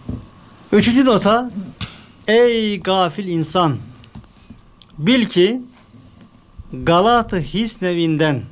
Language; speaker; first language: Turkish; native; Turkish